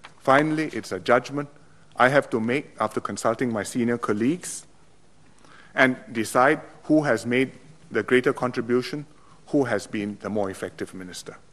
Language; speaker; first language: English; native; English